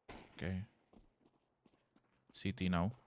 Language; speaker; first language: English; non-native, learner; Czech